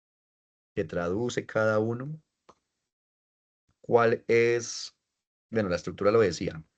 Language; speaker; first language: Spanish; native; Spanish